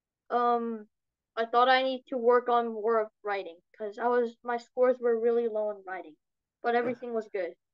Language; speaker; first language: English; non-native, learner; Korean